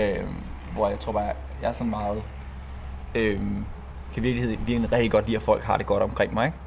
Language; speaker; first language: Danish; native; Danish